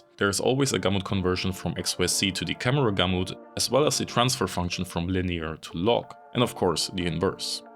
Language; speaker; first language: English; non-native, fluent; German